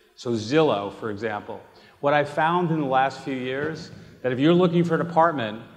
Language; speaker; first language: English; native; English